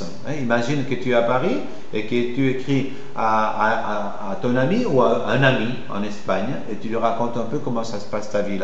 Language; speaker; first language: French; non-native, fluent; Spanish